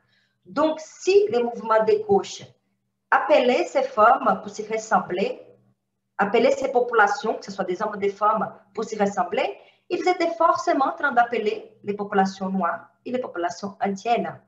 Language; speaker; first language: French; non-native, fluent; Portuguese